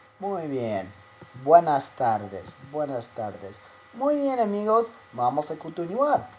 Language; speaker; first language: Spanish; non-native, fluent; English